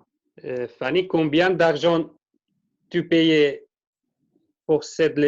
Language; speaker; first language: French; non-native, learner; Kurdish